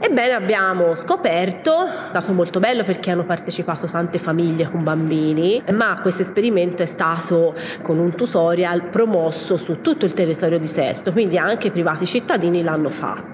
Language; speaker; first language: Italian; native; Italian